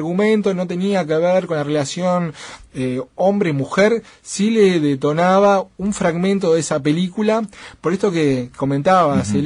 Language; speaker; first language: Spanish; native; Spanish